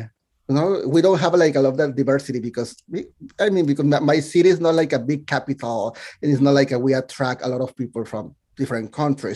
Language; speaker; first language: English; non-native, fluent; Spanish